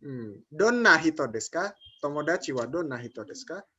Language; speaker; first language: Japanese; non-native, fluent; Indonesian